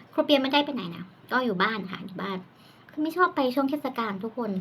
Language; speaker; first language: Thai; non-native, local second language; Northeastern Thai